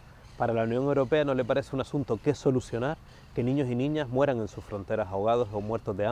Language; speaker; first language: Spanish; native; Spanish